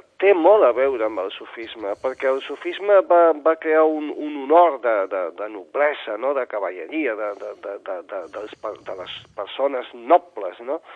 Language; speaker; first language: Catalan; non-native, local second language; Spanish